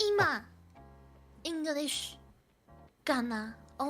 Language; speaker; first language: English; non-native, learner; Min Nan Chinese